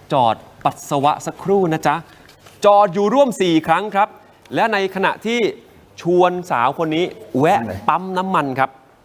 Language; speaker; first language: Thai; native; Thai